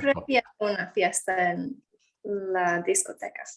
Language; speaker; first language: Spanish; non-native, learner; English